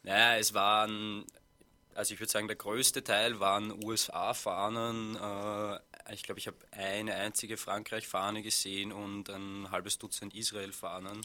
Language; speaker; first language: German; native; German